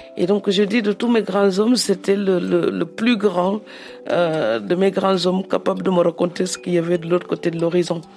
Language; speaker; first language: French; non-native, local second language; Serer